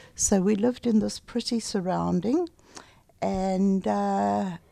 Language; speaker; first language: English; native; English